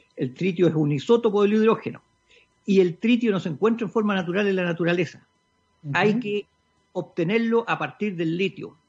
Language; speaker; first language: Spanish; native; Spanish